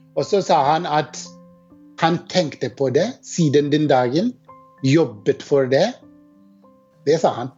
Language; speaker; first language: Norwegian; non-native, fluent; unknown